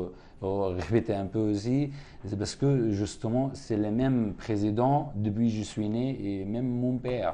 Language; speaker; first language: French; non-native, fluent; Arabic